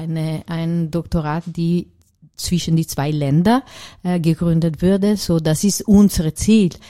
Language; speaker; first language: German; non-native, learner; Italian